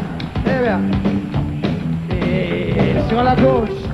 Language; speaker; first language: French; non-native, learner; English